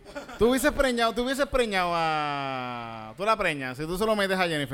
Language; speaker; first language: Spanish; native; Spanish